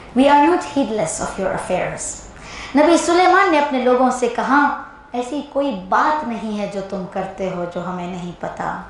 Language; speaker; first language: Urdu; early bilingual, heritage; Urdu